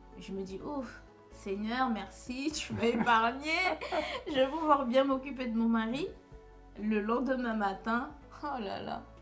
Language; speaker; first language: French; non-native, local second language; Haitian Creole